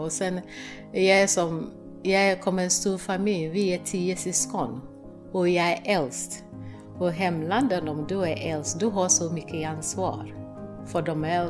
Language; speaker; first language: Swedish; non-native, fluent; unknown